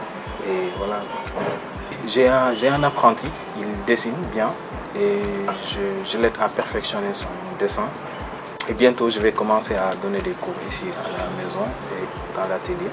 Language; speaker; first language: French; non-native, local second language; Wolof